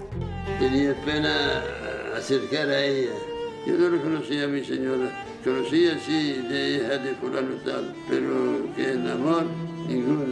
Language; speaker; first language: Spanish; non-native, learner; Arabic